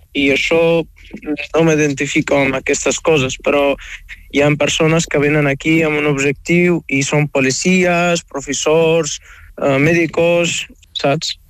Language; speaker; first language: Catalan; non-native, fluent; Arabic